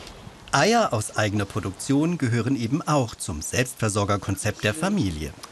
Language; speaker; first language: German; native; German